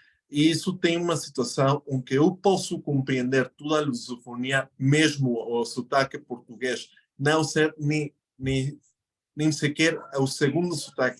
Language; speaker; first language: Portuguese; non-native, fluent; Spanish